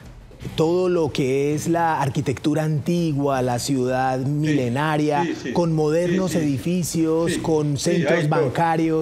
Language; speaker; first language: Spanish; native; Spanish